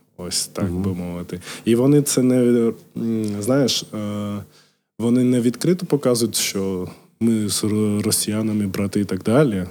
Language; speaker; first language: Ukrainian; non-native, local second language; Russian